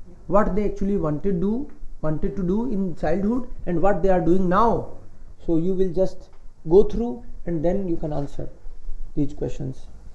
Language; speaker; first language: English; non-native, local second language; Hindi